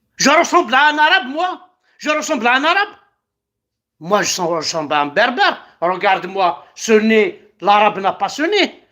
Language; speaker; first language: French; non-native, local second language; Kabyle